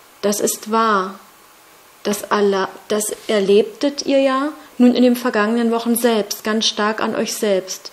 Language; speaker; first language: German; native; German